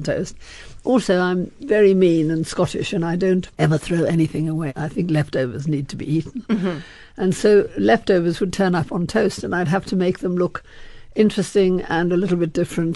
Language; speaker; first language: English; native; English